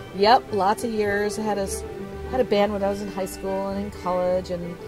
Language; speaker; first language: English; native; English